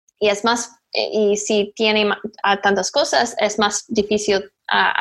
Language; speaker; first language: Spanish; non-native, learner; English